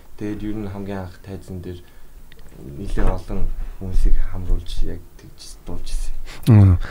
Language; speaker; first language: Mongolian; early bilingual, heritage; Mongolian